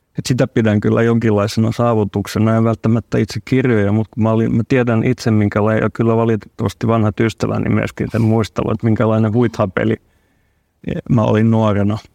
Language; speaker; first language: Finnish; non-native, local second language; Swedish